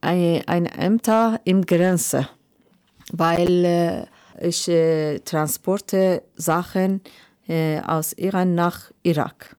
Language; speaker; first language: German; non-native, learner; Persian